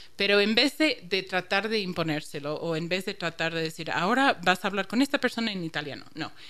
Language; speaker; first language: Spanish; non-native, fluent; English